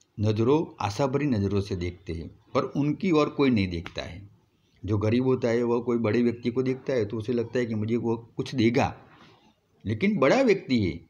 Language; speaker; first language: Hindi; non-native, local second language; Gujarati